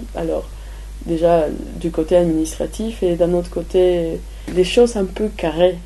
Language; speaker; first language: French; non-native, fluent; Spanish